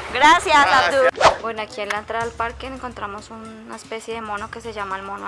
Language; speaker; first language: Spanish; native; Spanish